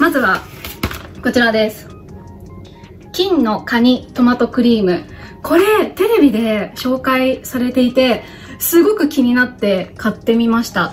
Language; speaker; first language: Japanese; native; Japanese